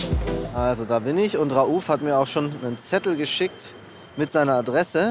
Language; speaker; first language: German; native; German